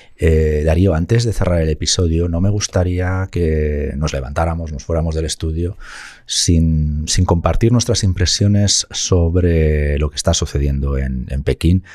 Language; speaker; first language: Spanish; native; Spanish